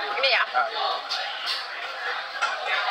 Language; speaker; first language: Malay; non-native, learner; Vietnamese